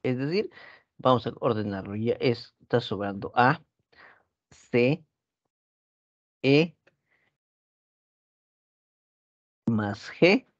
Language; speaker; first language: Spanish; native; Spanish